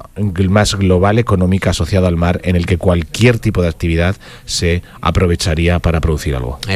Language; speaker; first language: Spanish; native; Spanish